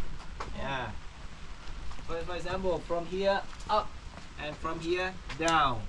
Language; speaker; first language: English; non-native, fluent; Vietnamese